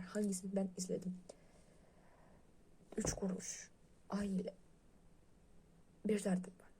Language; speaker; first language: Turkish; non-native, learner; Russian